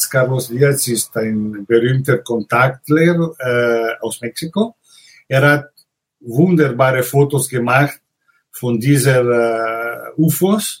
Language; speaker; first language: German; non-native, fluent; Italian